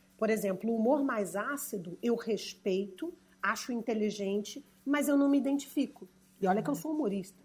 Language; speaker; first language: Portuguese; native; Portuguese